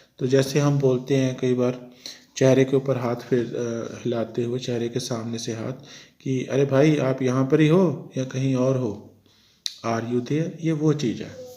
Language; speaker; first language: Hindi; native; Hindi